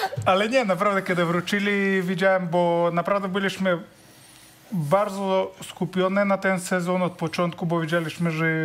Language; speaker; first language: Polish; non-native, fluent; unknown